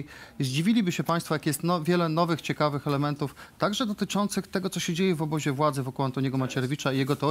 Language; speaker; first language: Polish; native; Polish